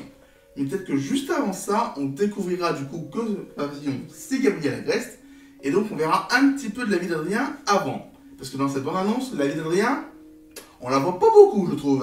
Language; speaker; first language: French; native; French